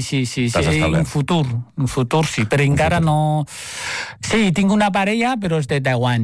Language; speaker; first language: Catalan; non-native, fluent; Chinese